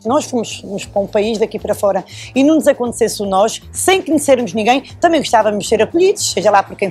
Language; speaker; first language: Portuguese; native; Portuguese